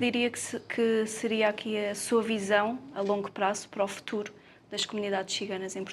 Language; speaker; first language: Portuguese; native; Portuguese